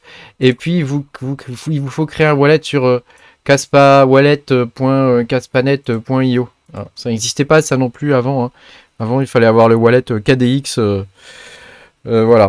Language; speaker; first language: French; native; French